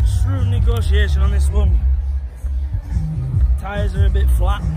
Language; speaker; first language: English; native; English